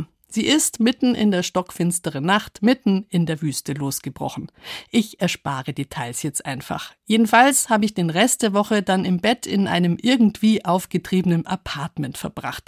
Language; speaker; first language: German; native; German